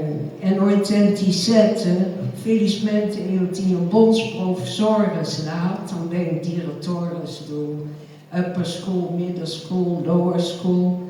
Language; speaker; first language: Portuguese; non-native, fluent; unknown